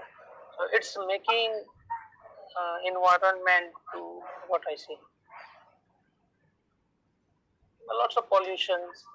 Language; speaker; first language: English; non-native, learner; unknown